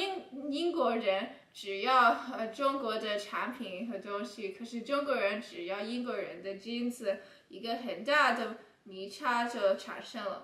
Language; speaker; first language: Chinese; non-native, learner; English